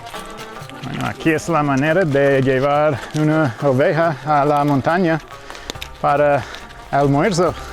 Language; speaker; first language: Spanish; non-native, fluent; English